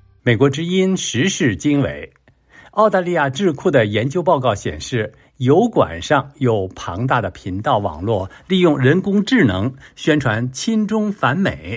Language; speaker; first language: Chinese; native; Chinese